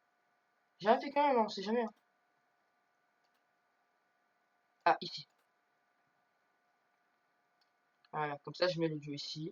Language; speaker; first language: French; native; French